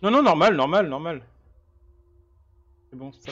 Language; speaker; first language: French; native; French